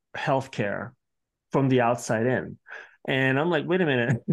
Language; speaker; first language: English; early bilingual, other home language; Italian